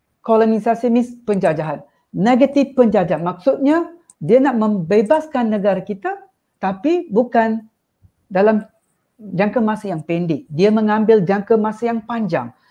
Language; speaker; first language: Malay; non-native, local second language; Tamil